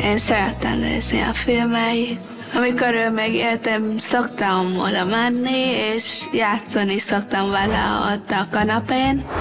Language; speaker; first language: Hungarian; early bilingual, heritage; Hungarian